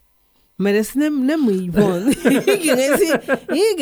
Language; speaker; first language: Hungarian; non-native, learner; Spanish